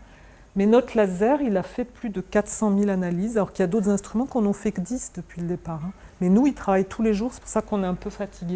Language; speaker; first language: French; native; French